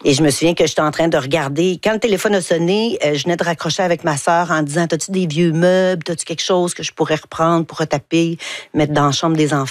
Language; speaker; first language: French; native; French